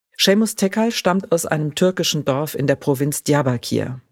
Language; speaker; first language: German; native; German